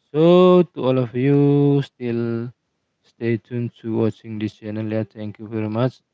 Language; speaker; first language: English; non-native, learner; Indonesian